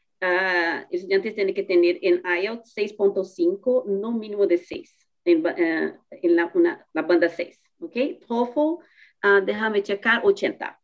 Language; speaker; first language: Spanish; non-native, fluent; Portuguese